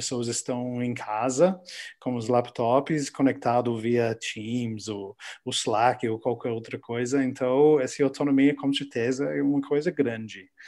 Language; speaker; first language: Portuguese; non-native, learner; English